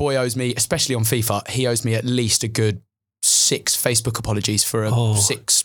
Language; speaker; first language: English; native; English